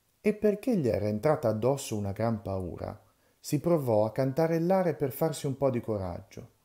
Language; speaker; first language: Italian; native; Italian